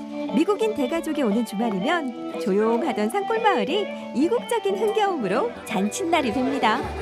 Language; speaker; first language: Korean; native; Korean